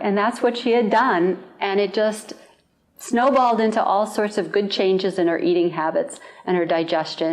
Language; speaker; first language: English; native; English